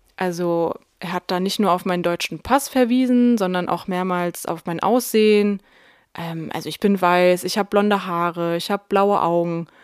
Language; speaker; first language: German; early bilingual, other home language; Russian